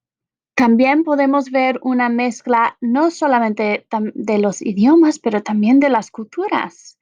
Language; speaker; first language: Spanish; non-native, fluent; English